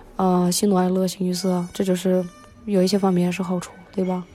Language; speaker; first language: Chinese; early bilingual, other home language; Russian